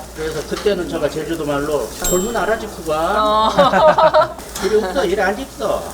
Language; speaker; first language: Korean; native; Korean